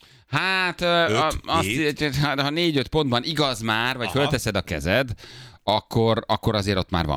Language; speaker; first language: Hungarian; native; Hungarian